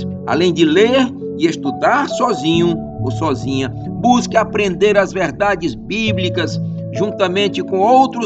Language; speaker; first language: Portuguese; native; Portuguese